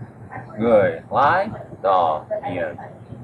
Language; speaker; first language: Vietnamese; non-native, learner; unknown